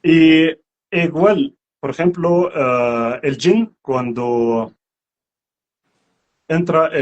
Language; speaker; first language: Spanish; non-native, learner; Arabic